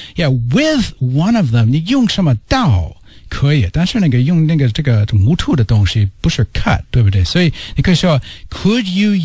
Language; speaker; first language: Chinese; non-native, fluent; English